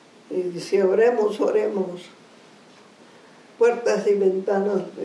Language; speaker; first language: Spanish; early bilingual, heritage; Spanish